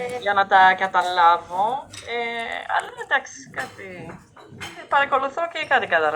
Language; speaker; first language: Greek; non-native, learner; Swedish